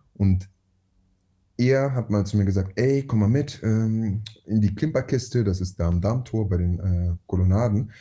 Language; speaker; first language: German; early bilingual, other home language; Russian